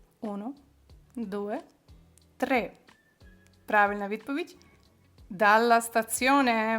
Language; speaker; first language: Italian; non-native, fluent; Ukrainian